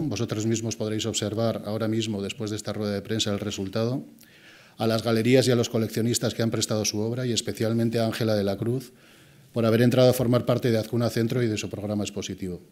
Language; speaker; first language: Spanish; native; Spanish